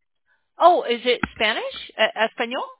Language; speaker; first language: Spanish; non-native, learner; English